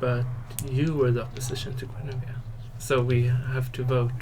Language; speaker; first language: English; non-native, fluent; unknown